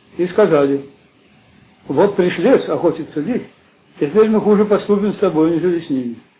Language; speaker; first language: Russian; early bilingual, heritage; Russian